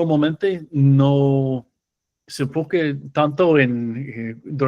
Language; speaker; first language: Spanish; non-native, fluent; English